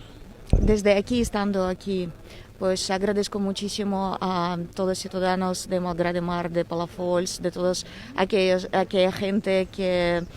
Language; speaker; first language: Spanish; non-native, fluent; Ukrainian